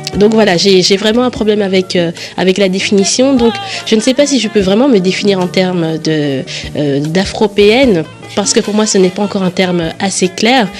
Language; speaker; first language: French; early bilingual, other home language; Kongo